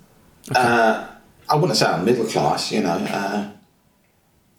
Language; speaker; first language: English; native; English